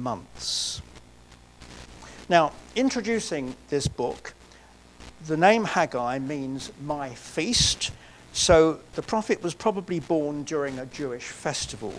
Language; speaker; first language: English; native; English